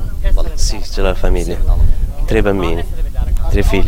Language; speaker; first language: Italian; non-native, learner; Kurdish